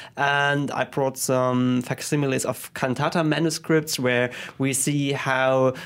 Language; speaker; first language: English; non-native, fluent; German